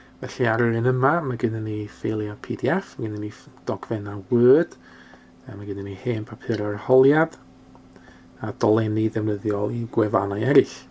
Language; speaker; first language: Welsh; non-native, local second language; English